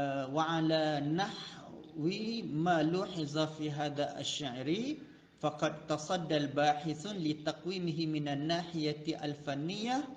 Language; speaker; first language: Arabic; non-native, fluent; Malay